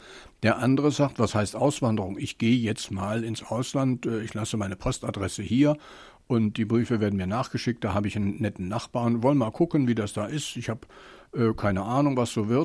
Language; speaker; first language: German; native; German